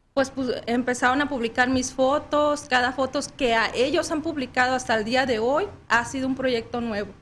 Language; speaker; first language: Spanish; native; Spanish